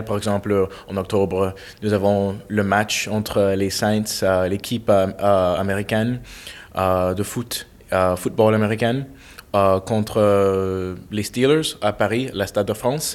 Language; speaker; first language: French; non-native, fluent; English